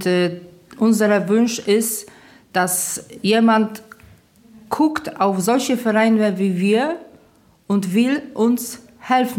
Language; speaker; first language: German; non-native, fluent; Polish